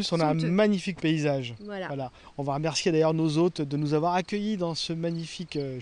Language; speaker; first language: French; native; French